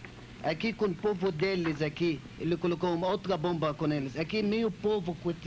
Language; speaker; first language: Portuguese; non-native, learner; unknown